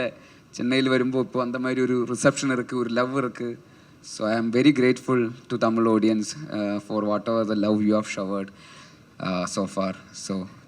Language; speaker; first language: Tamil; non-native, learner; Malayalam